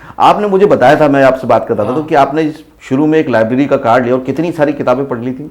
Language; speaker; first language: Hindi; native; Hindi